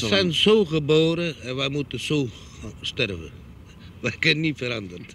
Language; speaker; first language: Dutch; non-native, local second language; Romany